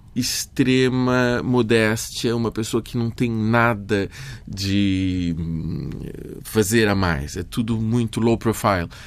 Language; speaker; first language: Portuguese; native; Portuguese